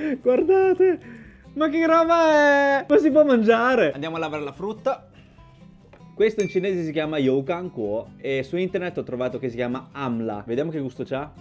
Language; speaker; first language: Italian; early bilingual, other home language; Chinese